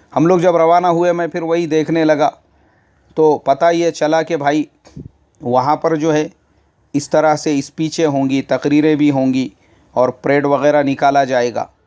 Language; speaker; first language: Urdu; native; Urdu